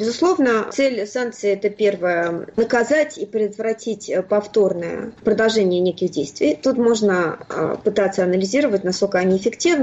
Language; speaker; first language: Russian; native; Russian